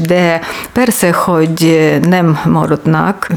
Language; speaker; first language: Hungarian; non-native, learner; Ukrainian